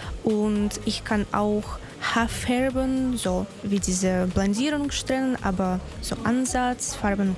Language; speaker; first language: German; non-native, learner; Russian